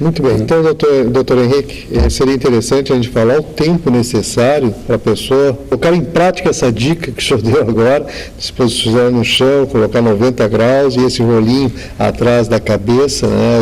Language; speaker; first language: Portuguese; native; Portuguese